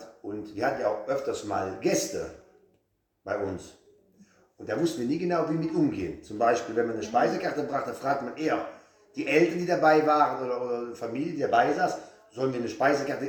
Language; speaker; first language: German; native; German